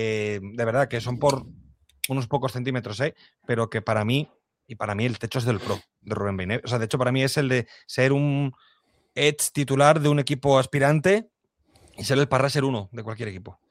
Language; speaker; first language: Spanish; native; Spanish